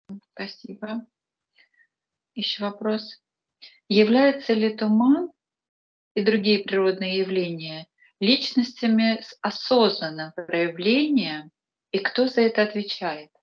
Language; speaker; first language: Russian; native; Russian